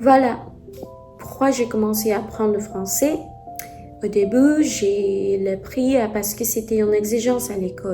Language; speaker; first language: French; non-native, learner; Filipino